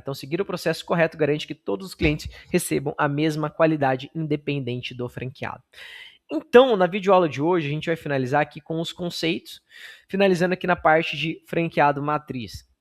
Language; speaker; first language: Portuguese; native; Portuguese